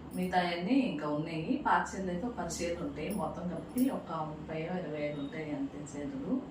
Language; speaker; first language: Telugu; non-native, local second language; Urdu